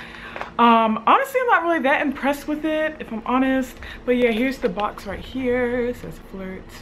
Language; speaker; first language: English; native; English